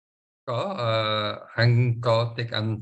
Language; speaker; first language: Vietnamese; non-native, learner; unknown